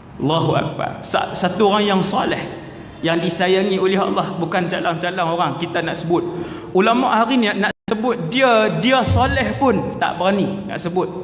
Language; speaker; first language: Malay; native; Malay